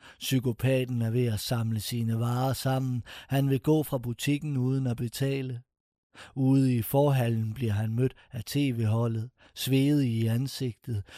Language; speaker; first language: Danish; native; Danish